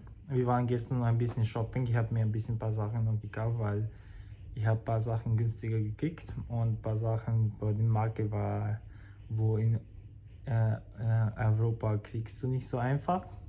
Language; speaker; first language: German; non-native, fluent; Croatian